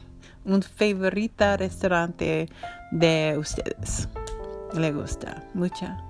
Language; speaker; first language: Spanish; non-native, learner; English